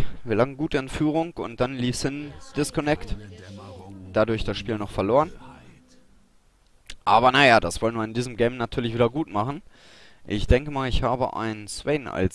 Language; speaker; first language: German; native; German